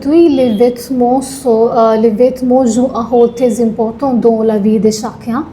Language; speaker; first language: French; non-native, learner; Punjabi